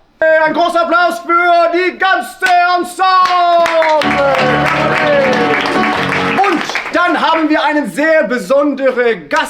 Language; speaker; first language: German; non-native, learner; Norwegian